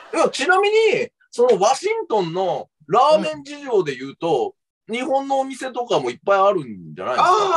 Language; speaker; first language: Japanese; native; Japanese